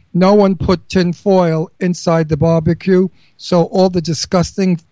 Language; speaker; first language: English; native; English